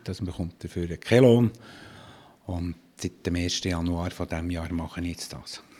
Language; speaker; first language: German; native; German